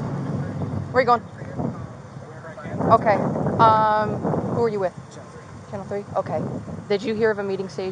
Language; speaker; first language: English; native; English